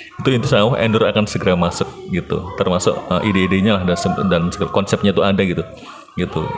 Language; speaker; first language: Indonesian; native; Indonesian